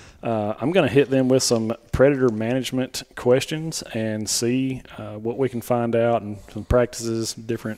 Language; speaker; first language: English; native; English